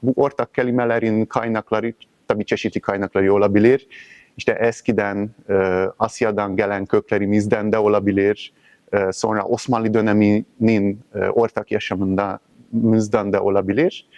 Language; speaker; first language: Turkish; non-native, fluent; Hungarian